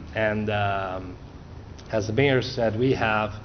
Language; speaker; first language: English; non-native, fluent; Italian